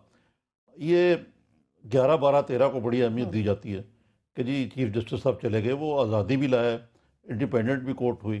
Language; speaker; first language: Urdu; native; Urdu